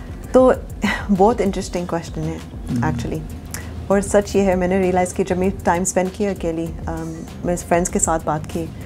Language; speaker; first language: Hindi; early bilingual, heritage; Urdu